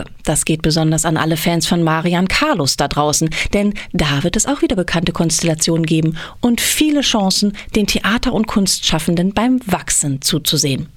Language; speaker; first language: German; native; German